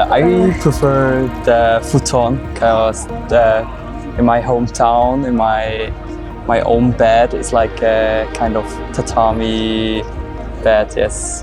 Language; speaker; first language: English; non-native, learner; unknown